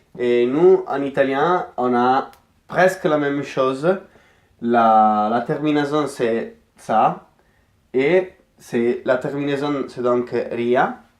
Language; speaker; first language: French; non-native, fluent; Italian